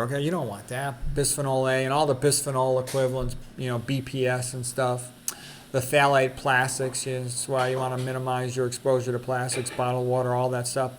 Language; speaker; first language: English; native; English